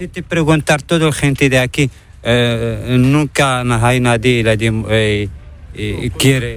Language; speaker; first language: Spanish; non-native, learner; Arabic